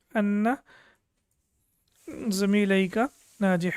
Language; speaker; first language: Arabic; non-native, fluent; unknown